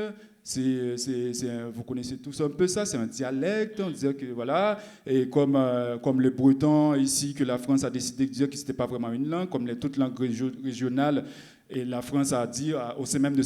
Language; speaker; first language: French; non-native, local second language; Haitian Creole